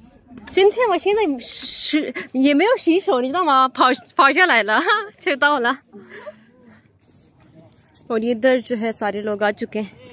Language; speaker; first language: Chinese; non-native, learner; Urdu